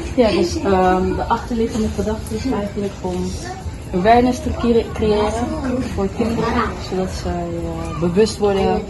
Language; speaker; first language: Dutch; native; Dutch